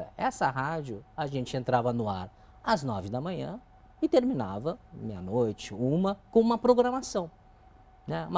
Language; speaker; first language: Portuguese; early bilingual, other home language; Chinese